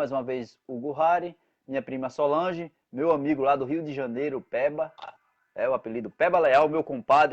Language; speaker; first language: Portuguese; native; Portuguese